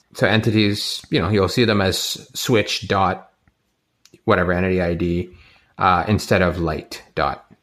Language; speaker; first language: English; native; English